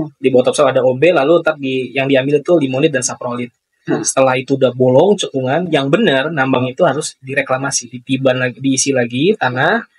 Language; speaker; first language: Indonesian; native; Indonesian